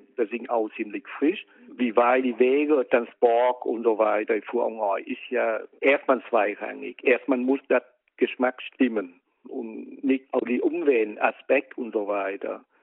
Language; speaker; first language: German; non-native, fluent; Vietnamese